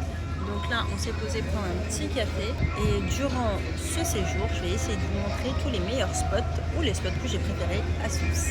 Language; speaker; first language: French; native; French